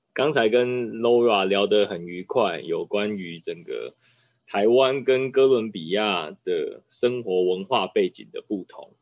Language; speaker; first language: Chinese; native; Chinese